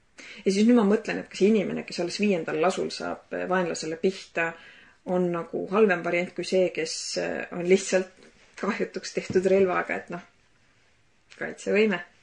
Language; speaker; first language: Estonian; native; Estonian